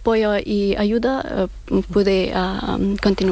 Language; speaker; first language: Spanish; non-native, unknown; Persian